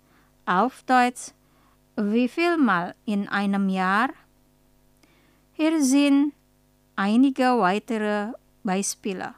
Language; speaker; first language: German; non-native, fluent; Indonesian